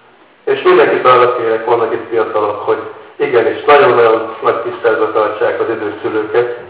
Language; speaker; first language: Hungarian; native; Hungarian